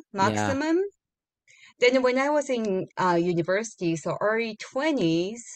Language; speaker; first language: English; non-native, learner; Japanese